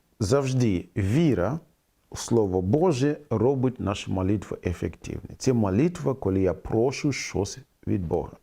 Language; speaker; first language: Ukrainian; non-native, fluent; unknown